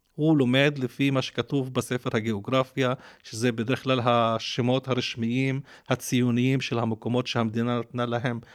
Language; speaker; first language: Hebrew; non-native, local second language; Arabic